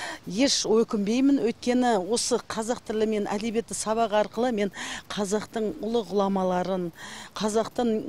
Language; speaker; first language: Kazakh; non-native, local second language; Uzbek